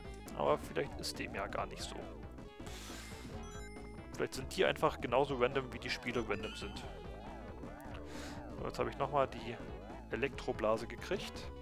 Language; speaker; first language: German; native; German